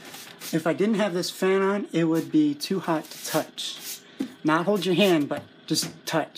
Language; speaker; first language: English; native; English